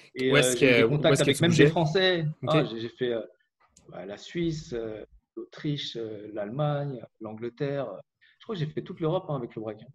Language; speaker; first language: French; native; French